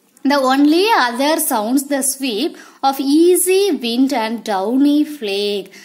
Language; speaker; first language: English; non-native, local second language; Tamil